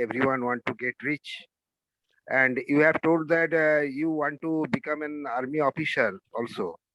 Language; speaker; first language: English; non-native, learner; Hindi